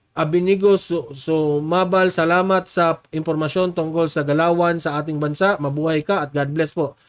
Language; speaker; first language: Filipino; non-native, local second language; Cebuano